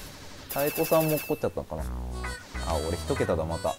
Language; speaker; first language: Japanese; native; Japanese